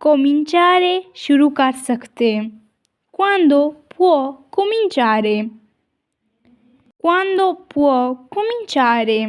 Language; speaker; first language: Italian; non-native, fluent; Urdu